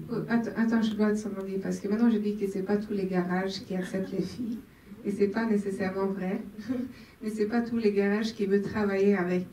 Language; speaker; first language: French; non-native, local second language; Swedish